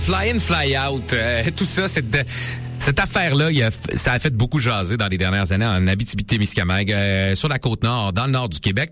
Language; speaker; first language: French; native; French